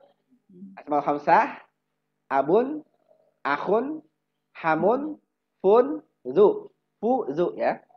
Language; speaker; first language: Arabic; non-native, fluent; Indonesian